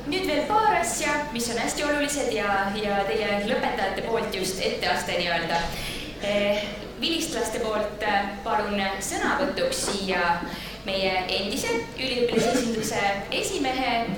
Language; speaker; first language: Estonian; native; Estonian